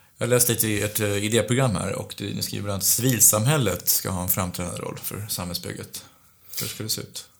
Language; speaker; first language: Swedish; early bilingual, other home language; Romanian